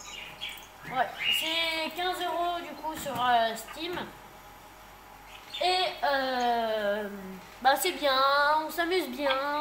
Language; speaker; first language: French; native; French